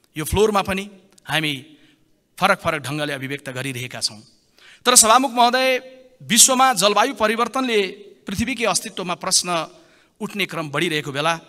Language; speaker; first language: Nepali; native; Nepali